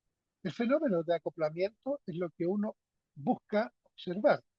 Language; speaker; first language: Spanish; native; Spanish